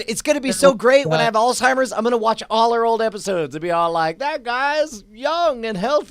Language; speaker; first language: English; native; English